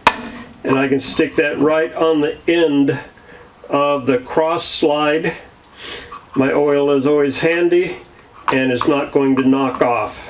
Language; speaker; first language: English; native; English